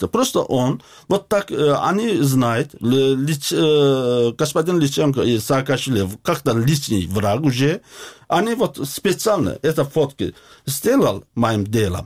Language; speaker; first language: Russian; non-native, learner; Azerbaijani